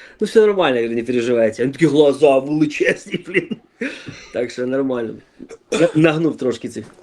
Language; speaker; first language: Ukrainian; early bilingual, other home language; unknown